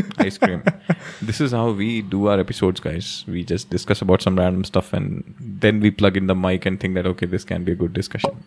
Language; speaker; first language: English; non-native, local second language; Hindi